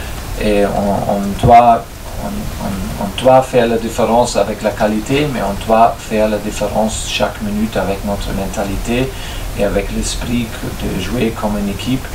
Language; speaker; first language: French; non-native, fluent; German